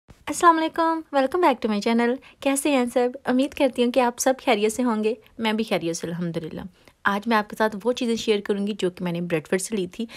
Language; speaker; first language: Urdu; non-native, local second language; Punjabi